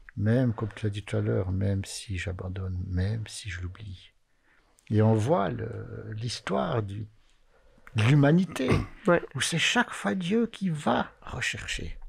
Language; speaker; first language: French; native; French